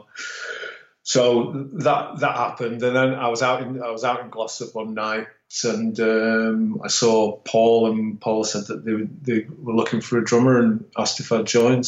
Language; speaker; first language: English; native; English